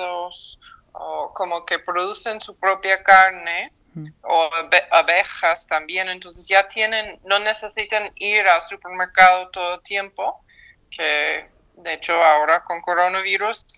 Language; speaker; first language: Spanish; non-native, fluent; English